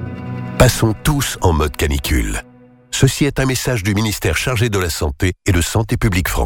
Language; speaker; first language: French; native; French